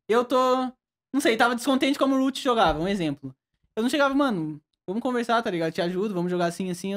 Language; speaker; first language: Portuguese; native; Portuguese